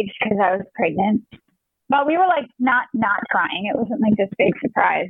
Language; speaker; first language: English; native; English